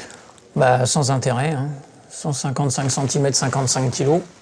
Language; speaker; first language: French; native; French